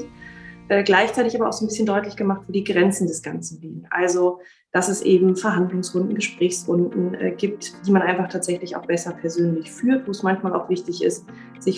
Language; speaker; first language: German; native; German